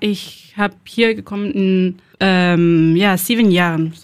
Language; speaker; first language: German; non-native, learner; Spanish